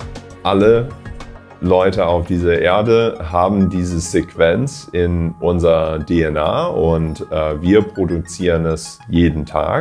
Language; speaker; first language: German; non-native, fluent; English